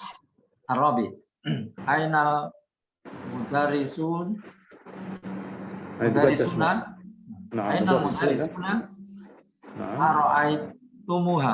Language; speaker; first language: Arabic; non-native, learner; Indonesian